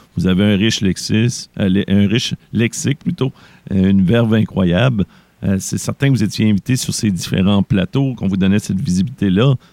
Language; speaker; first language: French; native; French